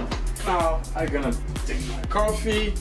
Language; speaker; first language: English; non-native, learner; Haitian Creole